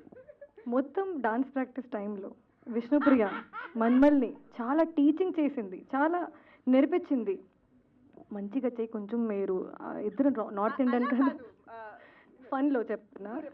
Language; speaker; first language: Telugu; non-native, learner; Hindi